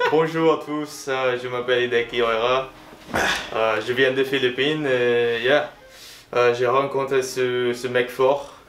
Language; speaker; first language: French; non-native, learner; Filipino